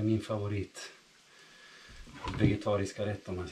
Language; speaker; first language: Swedish; non-native, fluent; Italian